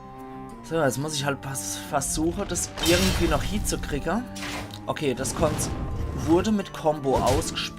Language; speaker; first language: German; native; German